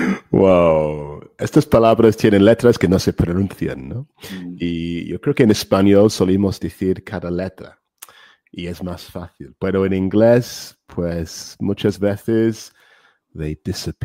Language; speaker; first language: Spanish; non-native, fluent; English